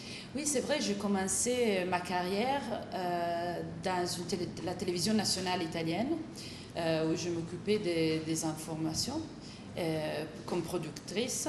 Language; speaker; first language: French; non-native, fluent; Italian